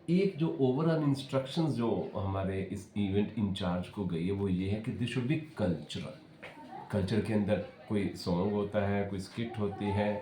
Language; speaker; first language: Hindi; non-native, local second language; Punjabi